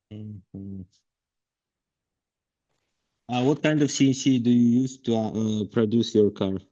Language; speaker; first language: English; non-native, learner; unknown